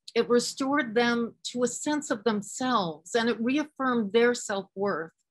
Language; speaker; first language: English; native; English